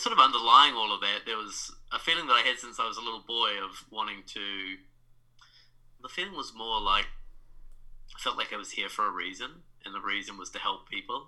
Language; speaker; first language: English; native; English